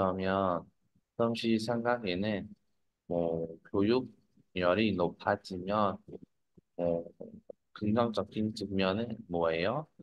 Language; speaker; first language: Korean; non-native, fluent; Vietnamese